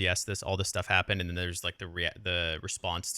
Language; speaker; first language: English; native; English